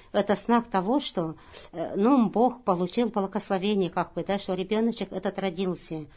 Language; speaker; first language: Russian; non-native, local second language; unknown